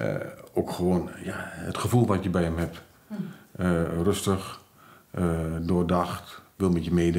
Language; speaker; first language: Dutch; native; Dutch